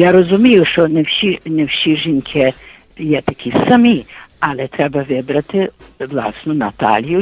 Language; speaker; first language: Ukrainian; early bilingual, heritage; Ukrainian